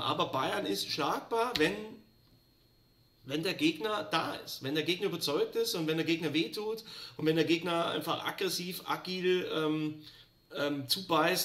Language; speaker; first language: German; native; German